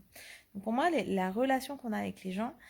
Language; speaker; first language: French; native; French